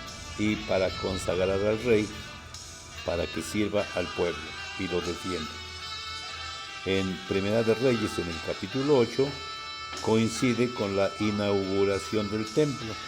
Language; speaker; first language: Spanish; native; Spanish